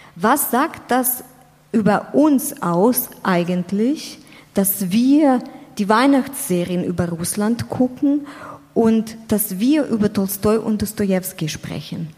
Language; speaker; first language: German; non-native, fluent; Ukrainian